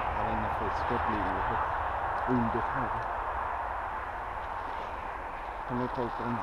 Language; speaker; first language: Swedish; native; Swedish